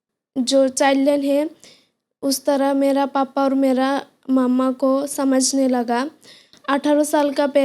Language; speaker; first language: Hindi; non-native, local second language; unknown